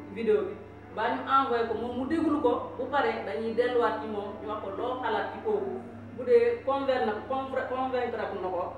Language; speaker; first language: Wolof; non-native, local second language; Jola-Fonyi